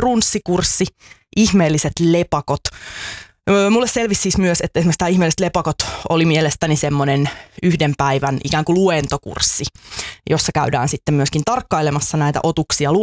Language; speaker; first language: Finnish; native; Finnish